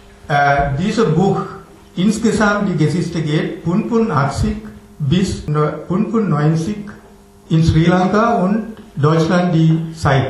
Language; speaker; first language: German; non-native, learner; Tamil